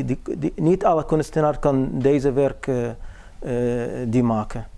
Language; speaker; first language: Dutch; non-native, learner; Arabic